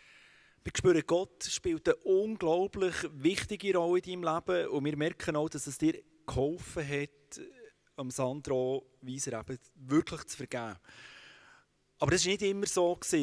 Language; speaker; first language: German; native; German